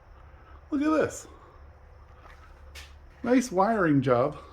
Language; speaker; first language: English; native; English